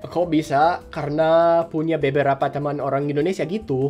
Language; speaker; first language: Indonesian; non-native, fluent; English